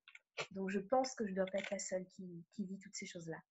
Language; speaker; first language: French; native; French